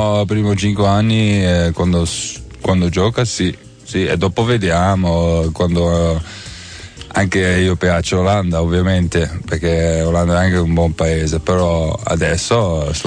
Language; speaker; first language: Italian; non-native, learner; Dutch